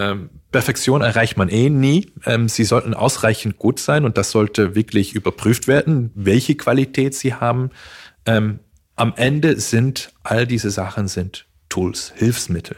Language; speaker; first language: German; non-native, fluent; Dutch